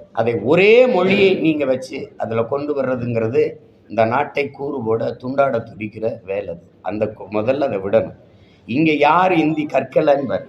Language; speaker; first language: Tamil; native; Tamil